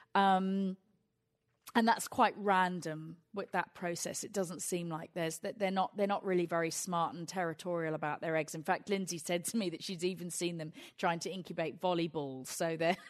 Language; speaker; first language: English; native; English